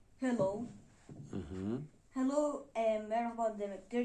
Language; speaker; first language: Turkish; non-native, learner; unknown